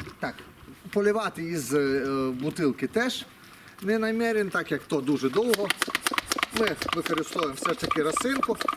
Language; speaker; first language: Ukrainian; non-native, local second language; Russian